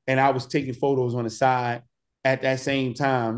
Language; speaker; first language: English; native; English